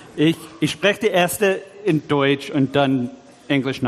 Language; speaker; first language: German; early bilingual, heritage; German